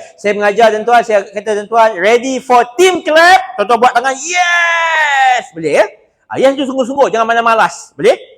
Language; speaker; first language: Malay; native; Malay